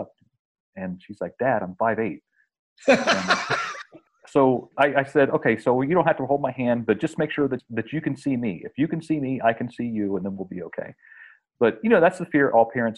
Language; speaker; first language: English; native; English